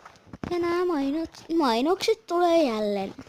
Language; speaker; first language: Finnish; native; Finnish